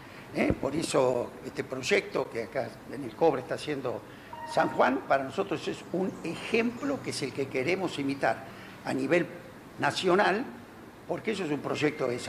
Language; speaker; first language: Spanish; native; Spanish